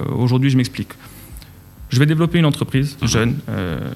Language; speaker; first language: French; non-native, local second language; Arabic